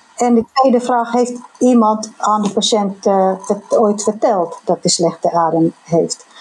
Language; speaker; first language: Dutch; non-native, fluent; Finnish